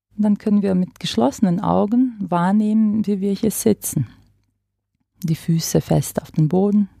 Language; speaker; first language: German; non-native, fluent; Croatian